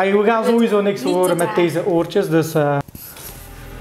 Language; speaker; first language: Dutch; early bilingual, other home language; Turkish